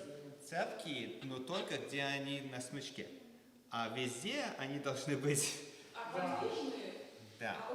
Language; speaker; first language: Russian; early bilingual, heritage; Russian